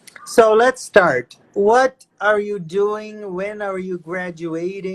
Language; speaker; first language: English; non-native, fluent; Portuguese